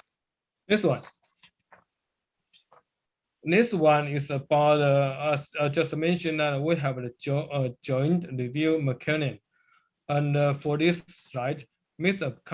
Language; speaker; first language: English; non-native, learner; Chinese